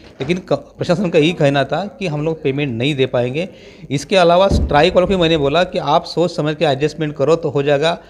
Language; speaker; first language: Hindi; non-native, local second language; Marathi